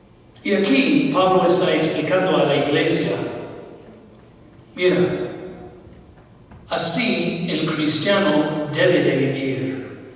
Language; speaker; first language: Spanish; non-native, fluent; English